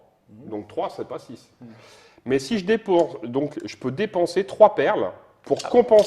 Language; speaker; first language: French; native; French